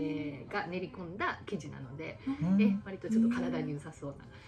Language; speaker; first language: Japanese; native; Japanese